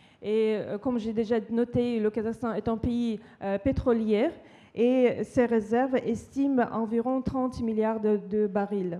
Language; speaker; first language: French; non-native, fluent; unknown